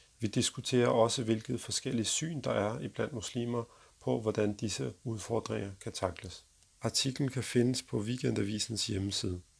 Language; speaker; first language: Danish; early bilingual, other home language; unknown